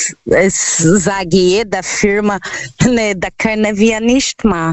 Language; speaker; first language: German; non-native, learner; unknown